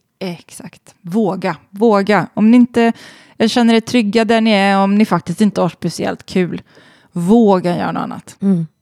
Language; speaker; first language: Swedish; native; Swedish